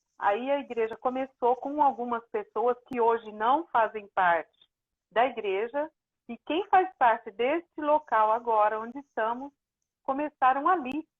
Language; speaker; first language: Portuguese; native; Portuguese